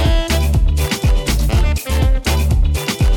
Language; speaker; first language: English; non-native, fluent; German